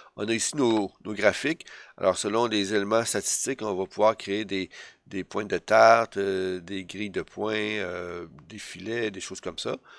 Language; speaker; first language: French; native; French